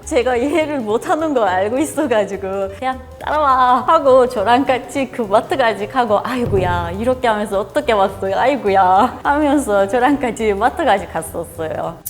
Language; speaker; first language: Korean; non-native, fluent; Turkish